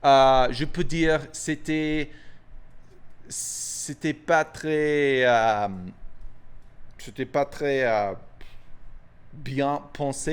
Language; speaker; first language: French; non-native, fluent; English